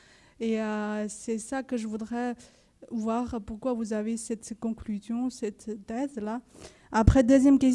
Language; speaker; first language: French; non-native, fluent; Chinese